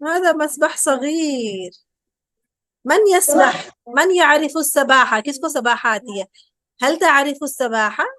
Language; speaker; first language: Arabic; non-native, fluent; Urdu